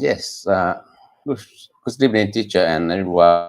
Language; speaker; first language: English; non-native, learner; Bangla